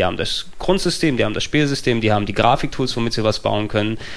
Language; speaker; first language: German; native; German